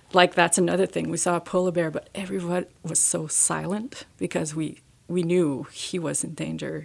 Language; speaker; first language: English; native; English